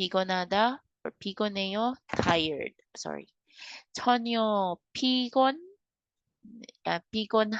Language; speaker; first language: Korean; non-native, learner; Kinaray-a